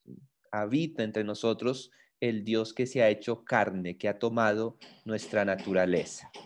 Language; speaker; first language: Spanish; native; Spanish